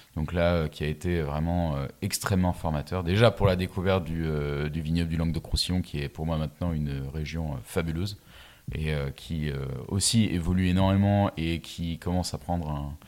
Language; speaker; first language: French; native; French